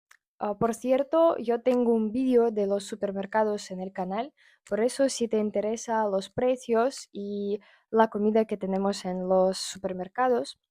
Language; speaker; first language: Spanish; non-native, fluent; Russian